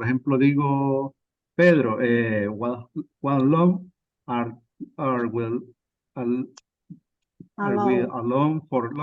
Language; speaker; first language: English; non-native, learner; Spanish